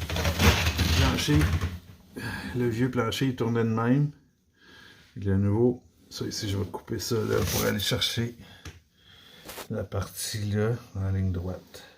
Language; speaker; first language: French; native; French